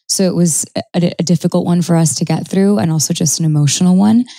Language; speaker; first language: English; native; English